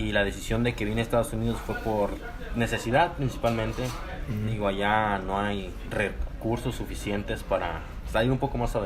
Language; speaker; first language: Spanish; native; Spanish